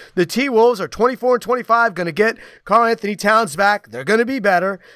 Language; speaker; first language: English; native; English